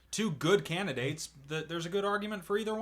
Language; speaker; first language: English; native; English